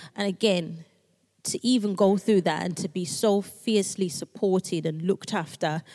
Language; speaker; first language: English; native; English